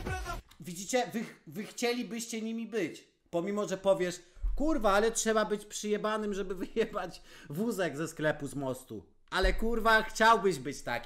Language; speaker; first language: Polish; native; Polish